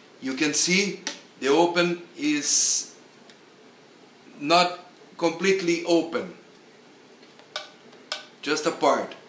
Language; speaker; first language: English; non-native, learner; Portuguese